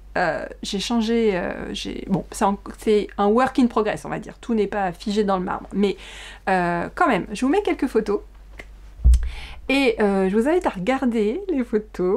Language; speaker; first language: French; native; French